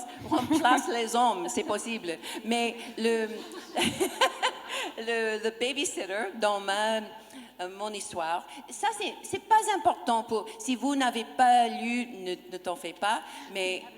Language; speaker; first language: French; non-native, learner; English